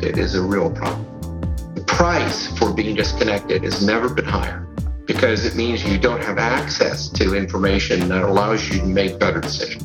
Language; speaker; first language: English; early bilingual, other home language; Serbian